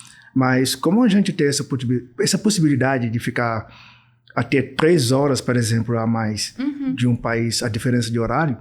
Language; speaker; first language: Portuguese; non-native, fluent; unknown